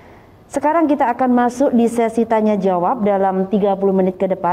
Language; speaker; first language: Indonesian; native; Indonesian